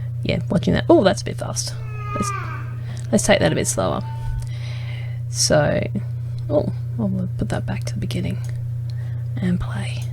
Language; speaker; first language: English; native; English